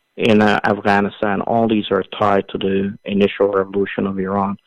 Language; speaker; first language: English; early bilingual, other home language; Assyrian Neo-Aramaic